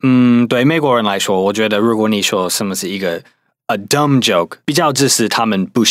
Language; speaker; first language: Chinese; non-native, fluent; English